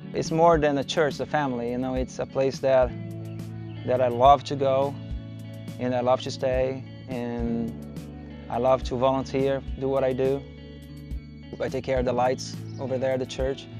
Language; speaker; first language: English; non-native, fluent; Portuguese